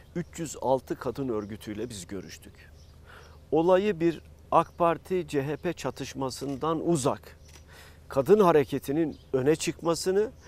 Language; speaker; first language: Turkish; native; Turkish